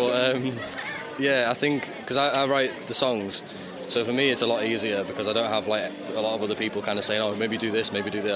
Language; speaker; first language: English; native; English